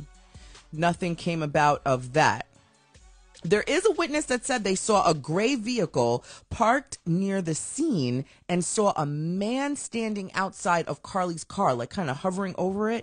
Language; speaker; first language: English; native; English